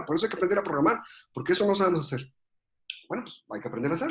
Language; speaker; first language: Spanish; native; Spanish